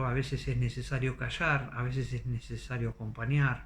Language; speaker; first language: Spanish; native; Spanish